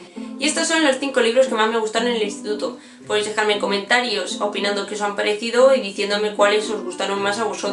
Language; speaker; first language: Spanish; native; Spanish